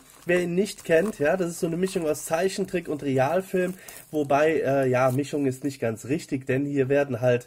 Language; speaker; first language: German; native; German